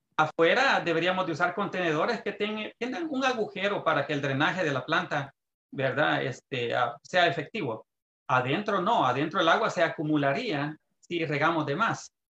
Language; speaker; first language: Spanish; native; Spanish